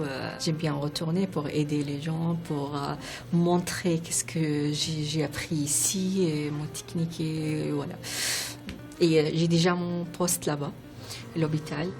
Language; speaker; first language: French; non-native, learner; Arabic